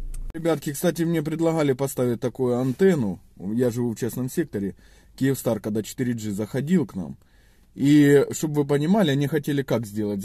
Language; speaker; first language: Russian; native; Russian